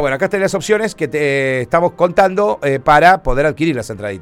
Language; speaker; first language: Spanish; native; Spanish